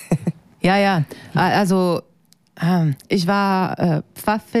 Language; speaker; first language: German; non-native, fluent; French